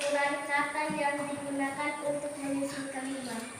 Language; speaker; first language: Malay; non-native, local second language; Tetum